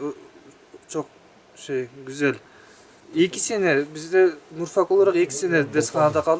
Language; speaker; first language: Turkish; non-native, learner; Kyrgyz